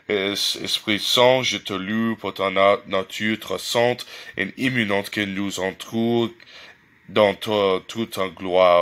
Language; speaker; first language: French; non-native, learner; English